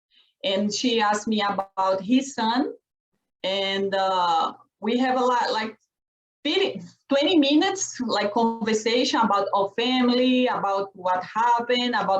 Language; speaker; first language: English; non-native, learner; Portuguese